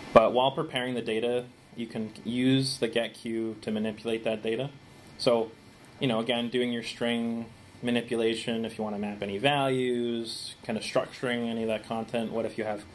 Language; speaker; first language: English; native; English